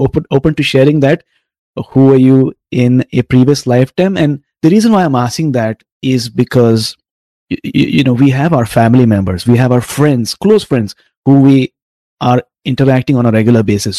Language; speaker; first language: English; non-native, local second language; Tamil